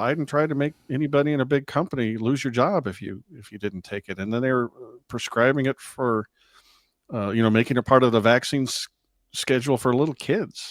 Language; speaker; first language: English; native; English